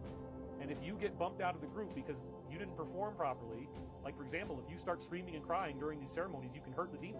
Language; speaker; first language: English; native; English